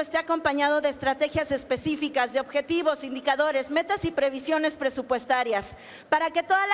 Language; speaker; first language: Spanish; native; Spanish